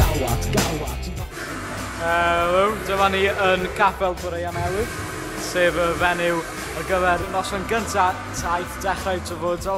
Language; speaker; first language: Welsh; native; Welsh